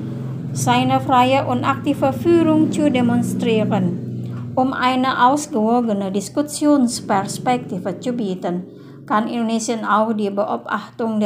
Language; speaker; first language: German; non-native, fluent; Indonesian